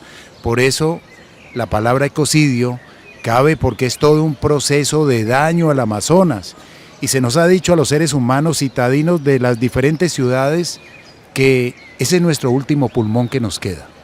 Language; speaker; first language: Spanish; native; Spanish